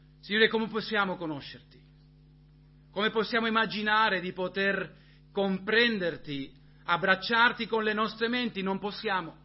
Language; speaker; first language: Italian; non-native, fluent; English